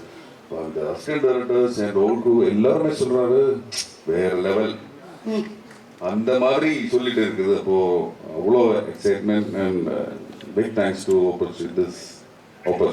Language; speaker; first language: Tamil; non-native, local second language; Malayalam